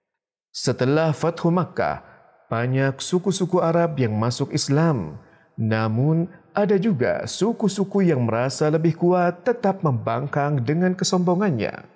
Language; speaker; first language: Indonesian; native; Indonesian